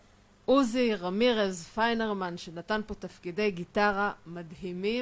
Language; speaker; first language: Hebrew; native; Hebrew